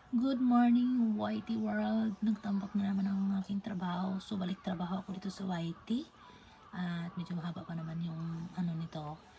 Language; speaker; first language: Filipino; non-native, local second language; Cebuano